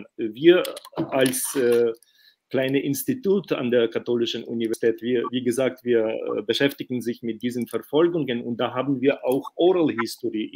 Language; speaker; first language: German; non-native, fluent; Ukrainian